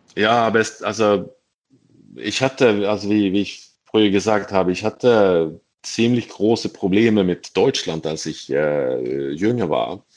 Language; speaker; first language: German; non-native, fluent; Swedish